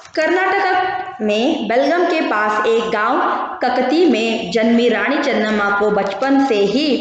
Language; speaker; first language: Hindi; non-native, local second language; Kannada